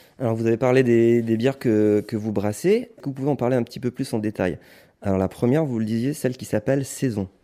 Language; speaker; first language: French; native; French